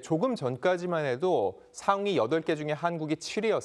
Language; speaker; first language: Korean; native; Korean